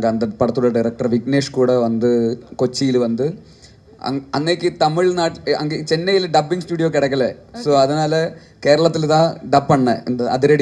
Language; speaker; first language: Tamil; non-native, learner; Malayalam